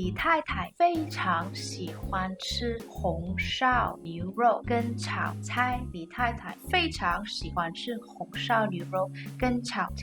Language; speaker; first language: Chinese; non-native, learner; English